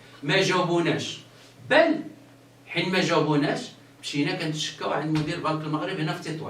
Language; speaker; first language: Arabic; native; Arabic